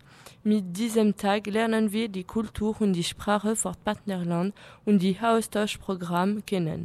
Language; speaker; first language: German; non-native, learner; French